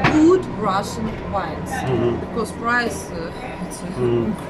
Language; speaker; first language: English; non-native, learner; Russian